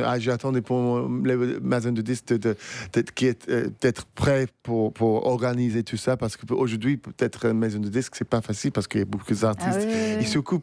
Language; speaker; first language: French; non-native, fluent; English